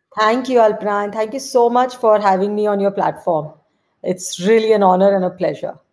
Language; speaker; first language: Hindi; non-native, local second language; Marwari